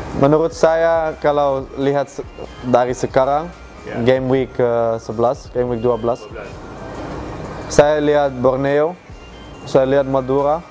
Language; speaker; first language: Indonesian; non-native, fluent; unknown